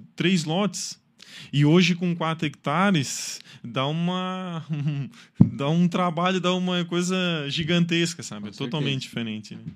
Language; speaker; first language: Portuguese; native; Portuguese